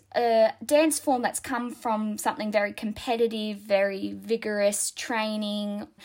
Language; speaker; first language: English; native; English